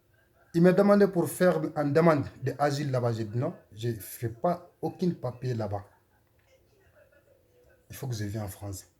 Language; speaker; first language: French; non-native, learner; Soninke